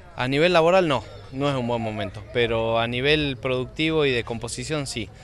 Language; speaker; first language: Spanish; native; Spanish